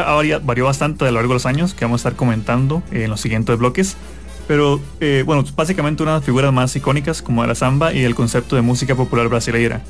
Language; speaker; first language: Spanish; native; Spanish